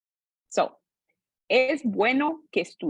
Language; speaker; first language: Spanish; non-native, fluent; English